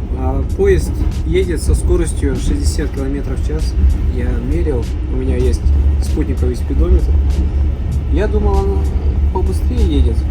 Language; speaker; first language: Russian; native; Russian